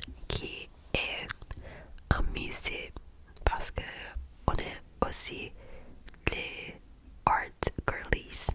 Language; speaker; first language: French; non-native, learner; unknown